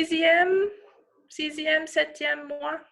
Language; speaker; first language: French; non-native, learner; German